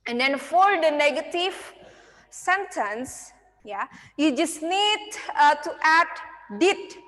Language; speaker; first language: English; non-native, fluent; Indonesian